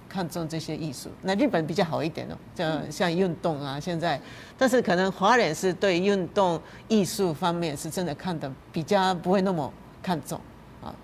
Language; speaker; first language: Chinese; non-native, fluent; Japanese